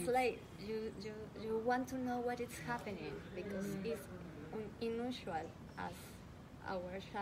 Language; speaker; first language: English; non-native, learner; Spanish